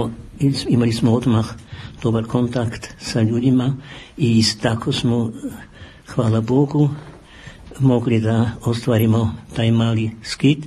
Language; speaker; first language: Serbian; non-native, fluent; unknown